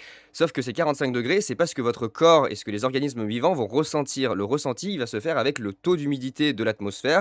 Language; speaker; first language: French; native; French